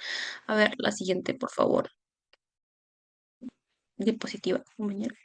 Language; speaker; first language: Spanish; native; Spanish